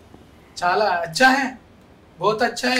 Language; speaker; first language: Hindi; non-native, local second language; Telugu